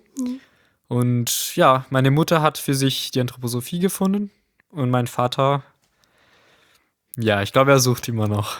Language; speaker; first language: German; non-native, fluent; Portuguese